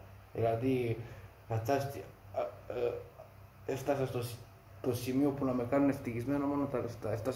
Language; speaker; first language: Greek; non-native, fluent; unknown